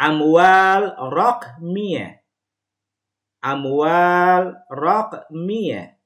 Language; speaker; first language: Arabic; non-native, fluent; Indonesian